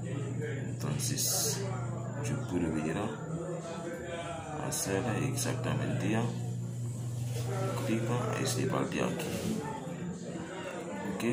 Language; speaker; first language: Spanish; non-native, learner; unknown